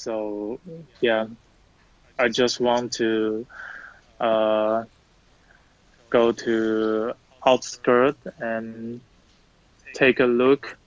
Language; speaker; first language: English; non-native, learner; Chinese